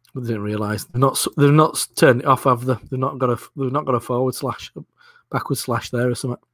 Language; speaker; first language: English; native; English